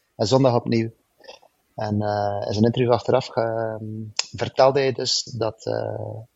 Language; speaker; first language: Dutch; native; Dutch